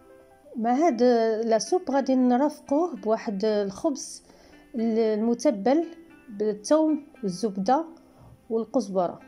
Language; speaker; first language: Arabic; native; Arabic